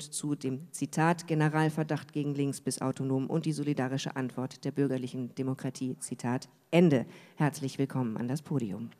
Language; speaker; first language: German; native; German